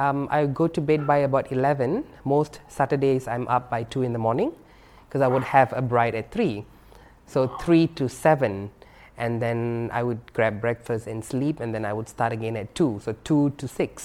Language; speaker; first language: English; non-native, local second language; Tamil